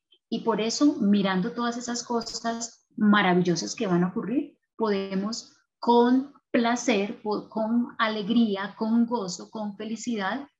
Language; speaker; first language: Spanish; native; Spanish